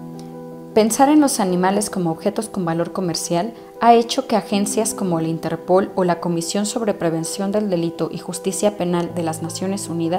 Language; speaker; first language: Spanish; native; Spanish